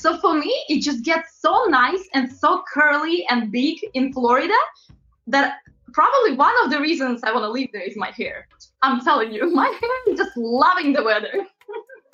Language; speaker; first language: English; non-native, fluent; Latvian